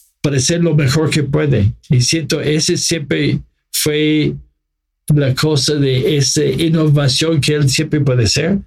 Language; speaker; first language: Spanish; non-native, fluent; English